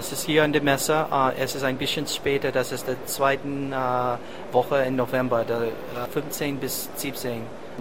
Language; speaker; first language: German; non-native, fluent; English